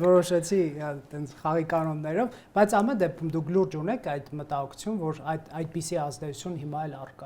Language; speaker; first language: Armenian; native; Armenian